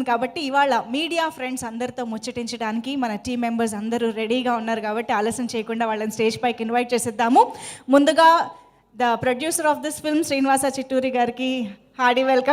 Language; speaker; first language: Telugu; native; Telugu